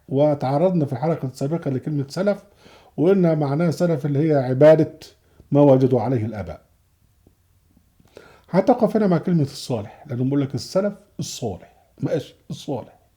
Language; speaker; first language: Arabic; native; Arabic